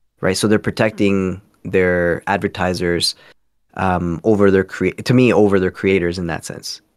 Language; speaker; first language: English; early bilingual, other home language; Spanish